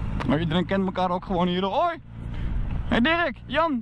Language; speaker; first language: Dutch; native; Dutch